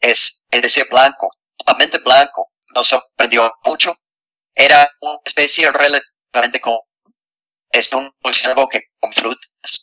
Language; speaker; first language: Spanish; non-native, fluent; English